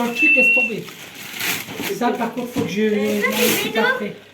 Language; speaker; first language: French; native; French